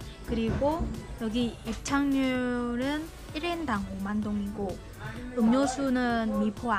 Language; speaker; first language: Korean; non-native, fluent; Vietnamese